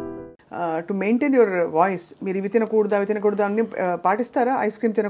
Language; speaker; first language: Telugu; native; Telugu